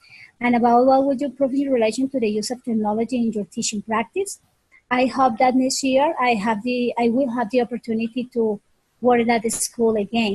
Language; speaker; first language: English; non-native, fluent; Spanish